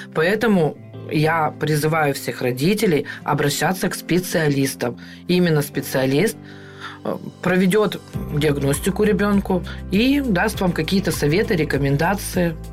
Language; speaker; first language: Russian; native; Russian